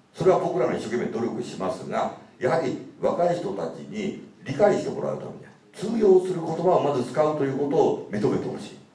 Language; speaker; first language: Japanese; native; Japanese